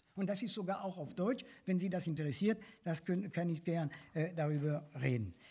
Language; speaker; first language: German; non-native, fluent; French